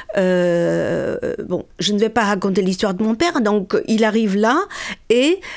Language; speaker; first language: French; non-native, fluent; Russian